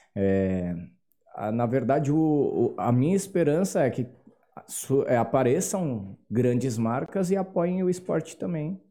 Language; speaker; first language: Portuguese; native; Portuguese